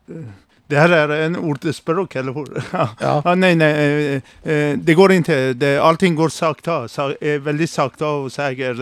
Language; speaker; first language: Swedish; non-native, learner; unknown